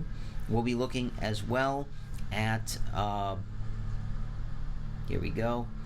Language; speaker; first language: English; native; English